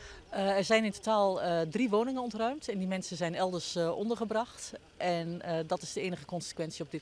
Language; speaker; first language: Dutch; native; Dutch